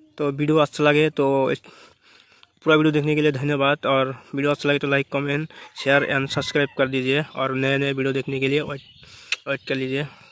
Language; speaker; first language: Hindi; non-native, local second language; Bangla